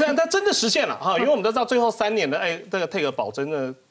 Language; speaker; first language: Chinese; native; Chinese